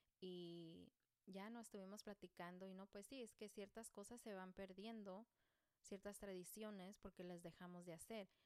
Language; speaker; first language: Spanish; early bilingual, heritage; Spanish